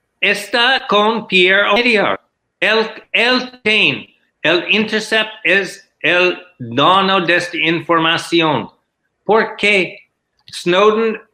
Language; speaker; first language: Spanish; non-native, learner; English